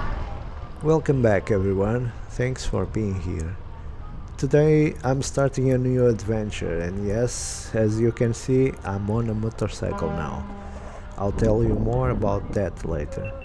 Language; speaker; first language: English; non-native, fluent; Portuguese